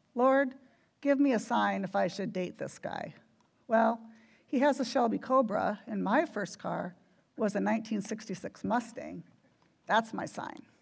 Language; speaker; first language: English; native; English